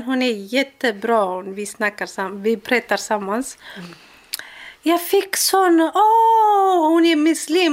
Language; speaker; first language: Swedish; non-native, learner; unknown